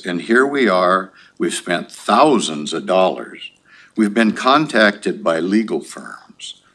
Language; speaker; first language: English; native; English